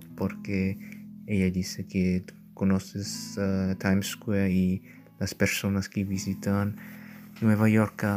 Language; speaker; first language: Spanish; non-native, learner; German